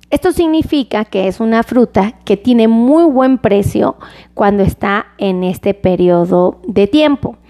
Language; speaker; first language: Spanish; native; Spanish